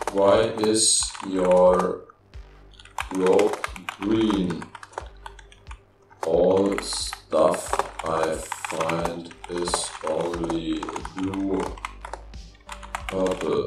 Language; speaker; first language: English; non-native, learner; German